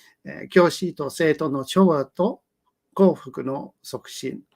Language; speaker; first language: Japanese; non-native, learner; English